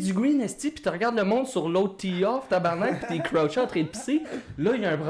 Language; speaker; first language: French; native; French